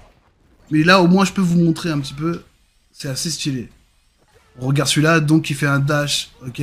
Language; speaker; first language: French; native; French